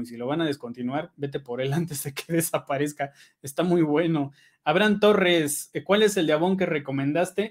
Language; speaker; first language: Spanish; native; Spanish